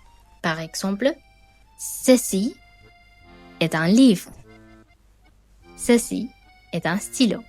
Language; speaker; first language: French; non-native, fluent; Sinhala